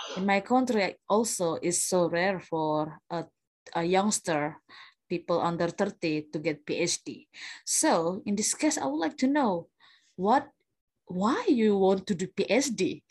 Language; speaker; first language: English; non-native, fluent; Indonesian